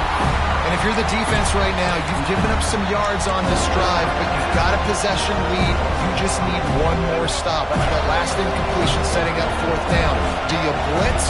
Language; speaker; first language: English; native; English